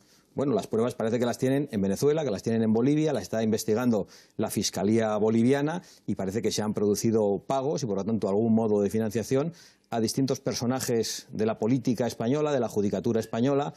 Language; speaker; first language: Spanish; native; Spanish